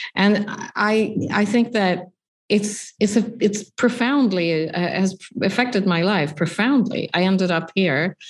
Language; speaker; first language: English; non-native, fluent; Swedish